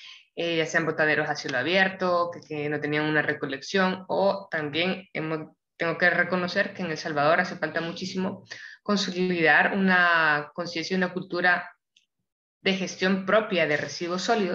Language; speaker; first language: Spanish; native; Spanish